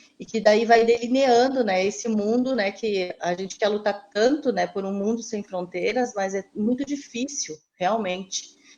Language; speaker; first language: Portuguese; native; Portuguese